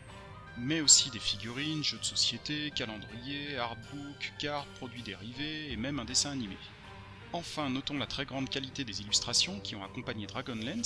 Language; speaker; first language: French; native; French